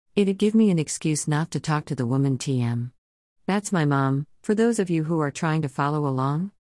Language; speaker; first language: English; native; English